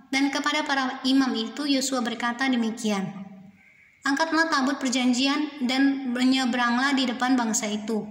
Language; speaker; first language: Indonesian; native; Indonesian